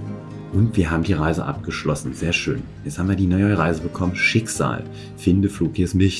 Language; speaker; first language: German; native; German